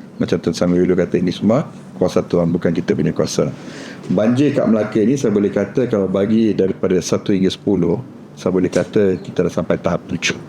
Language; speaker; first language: Malay; non-native, local second language; Tamil